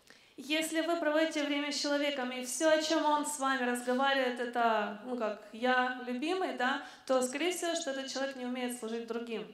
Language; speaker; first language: Russian; native; Russian